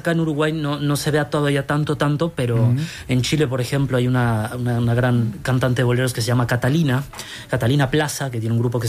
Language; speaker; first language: Spanish; native; Spanish